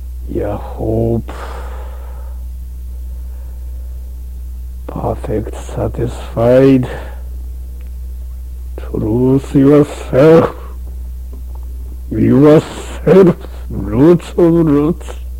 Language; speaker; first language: English; non-native, learner; Japanese